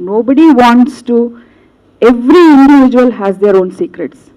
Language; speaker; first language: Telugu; non-native, local second language; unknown